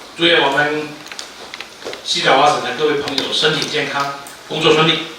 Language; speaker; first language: Chinese; native; Chinese